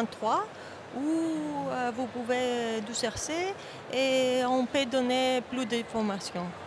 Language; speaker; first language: French; non-native, fluent; Greek